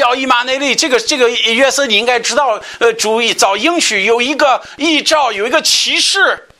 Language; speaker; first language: Chinese; non-native, fluent; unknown